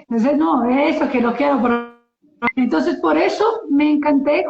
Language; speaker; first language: Spanish; non-native, learner; Portuguese